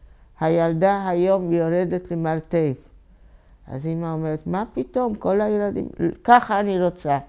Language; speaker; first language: Hebrew; non-native, fluent; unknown